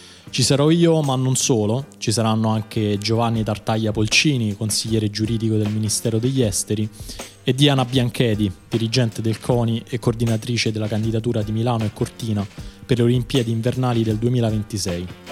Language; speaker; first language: Italian; native; Italian